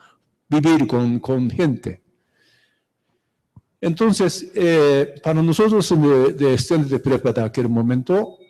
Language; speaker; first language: Spanish; non-native, fluent; Japanese